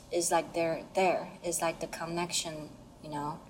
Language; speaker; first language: English; non-native, learner; Chinese